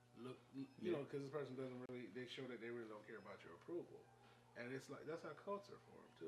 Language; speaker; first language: English; native; English